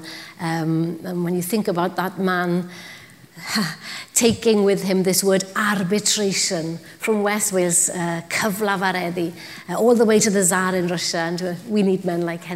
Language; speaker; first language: English; non-native, local second language; Welsh